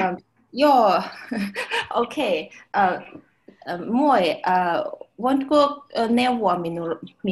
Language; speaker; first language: Finnish; non-native, learner; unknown